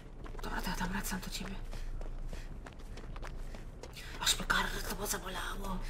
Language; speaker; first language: Polish; native; Polish